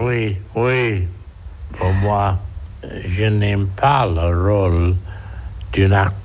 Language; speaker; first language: French; non-native, learner; English